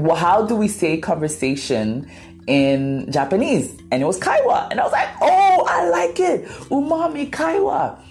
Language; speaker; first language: English; non-native, local second language; Akan